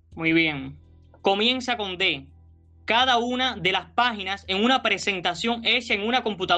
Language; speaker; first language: Spanish; native; Spanish